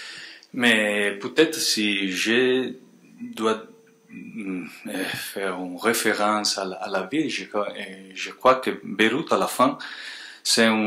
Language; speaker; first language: French; non-native, fluent; Spanish